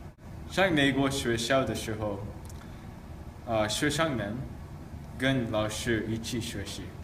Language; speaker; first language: Chinese; non-native, learner; English